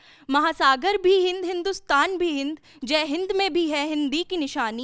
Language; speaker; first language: Hindi; native; Hindi